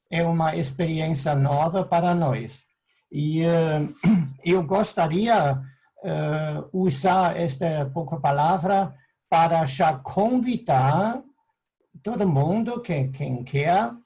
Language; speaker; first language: Portuguese; non-native, fluent; German